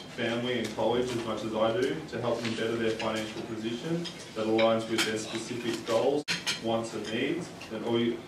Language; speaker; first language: English; native; English